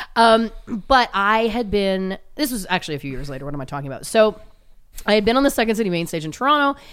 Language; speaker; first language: English; native; English